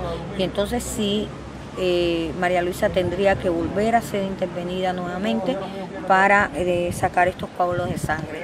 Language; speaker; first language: Spanish; native; Spanish